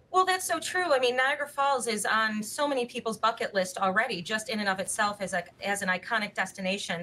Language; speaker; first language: English; native; English